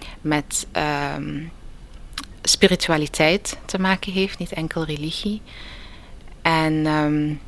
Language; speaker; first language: Dutch; early bilingual, other home language; Riffian